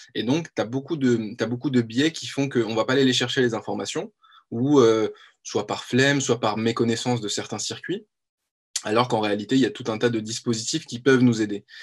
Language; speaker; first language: French; native; French